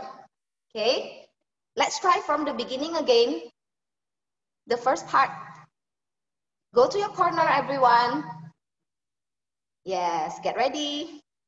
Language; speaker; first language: English; non-native, fluent; Indonesian